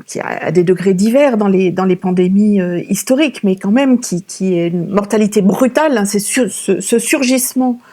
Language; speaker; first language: French; native; French